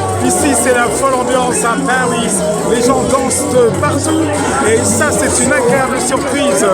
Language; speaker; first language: French; native; French